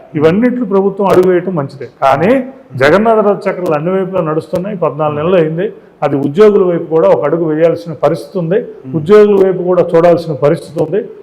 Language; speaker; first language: Telugu; native; Telugu